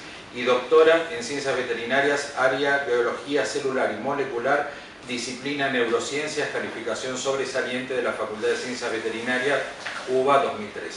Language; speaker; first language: Spanish; native; Spanish